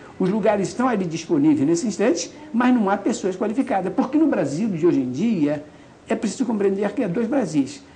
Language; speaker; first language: Portuguese; native; Portuguese